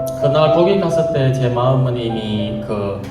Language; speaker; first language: Korean; non-native, fluent; Indonesian